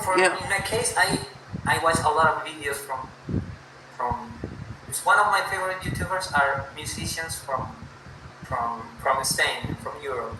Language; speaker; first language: English; non-native, fluent; Spanish